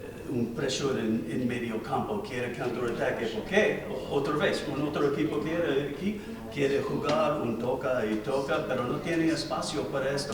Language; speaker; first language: Spanish; non-native, learner; English